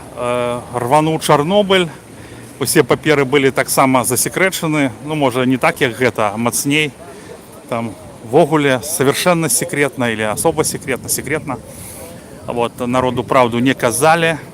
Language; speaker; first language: Belarusian; non-native, local second language; Russian